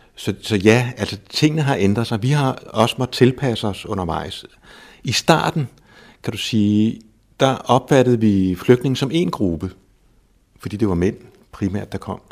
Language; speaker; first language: Danish; native; Danish